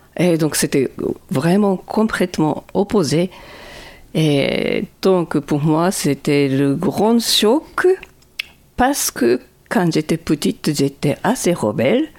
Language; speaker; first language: French; non-native, fluent; Japanese